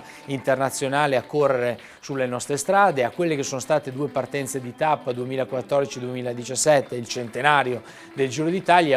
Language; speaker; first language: Italian; native; Italian